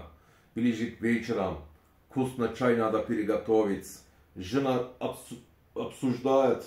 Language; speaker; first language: Russian; non-native, learner; Turkish